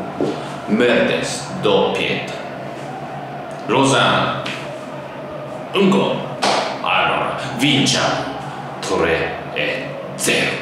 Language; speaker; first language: Italian; non-native, fluent; Japanese